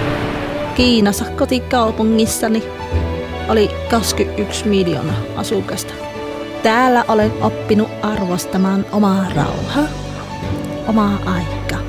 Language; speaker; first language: Finnish; non-native, fluent; Chinese